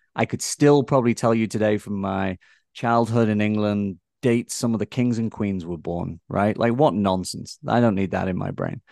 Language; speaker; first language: English; native; English